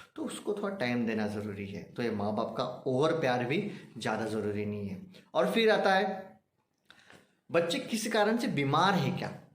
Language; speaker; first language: Hindi; non-native, local second language; Marathi